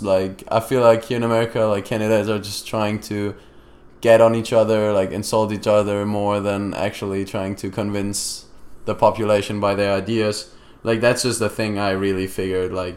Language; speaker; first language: English; non-native, fluent; German